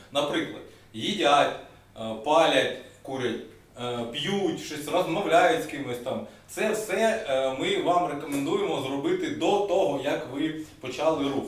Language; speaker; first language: Ukrainian; non-native, local second language; Russian